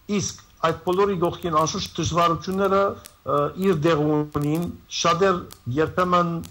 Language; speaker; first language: Armenian; native; Armenian